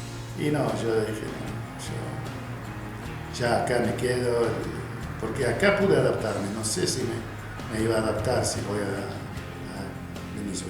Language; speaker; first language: Spanish; non-native, fluent; Arabic